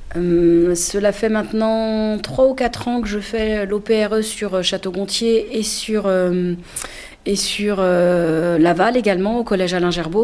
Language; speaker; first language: French; native; French